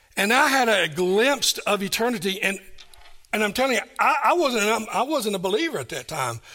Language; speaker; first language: English; native; English